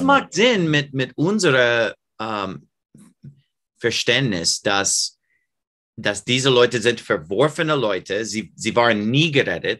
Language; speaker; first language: German; non-native, fluent; English